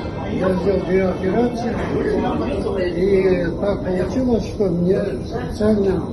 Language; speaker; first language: Russian; non-native, local second language; Kyrgyz